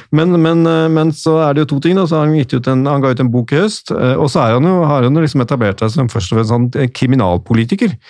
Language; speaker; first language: Norwegian; native; Norwegian